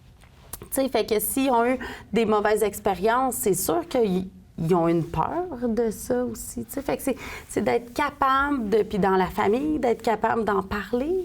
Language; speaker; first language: French; native; French